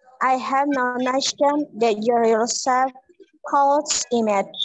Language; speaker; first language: English; non-native, learner; Indonesian